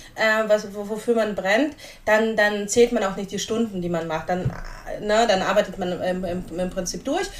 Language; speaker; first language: German; early bilingual, other home language; Russian